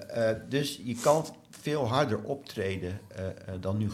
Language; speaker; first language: Dutch; native; Dutch